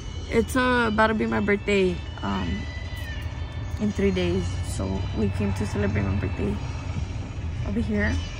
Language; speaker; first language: English; early bilingual, other home language; Spanish